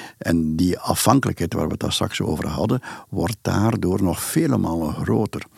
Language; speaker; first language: Dutch; native; Dutch